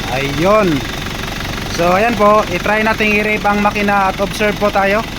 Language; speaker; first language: Filipino; non-native, local second language; Cebuano